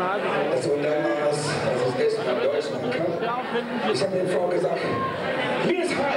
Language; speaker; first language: German; non-native, learner; English